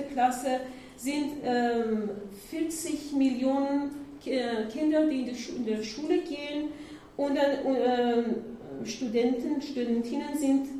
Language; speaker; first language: German; non-native, learner; Persian